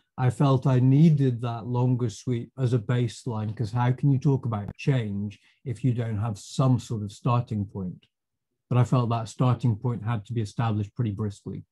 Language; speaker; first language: English; native; English